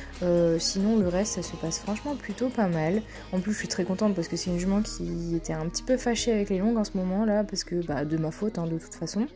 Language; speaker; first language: French; native; French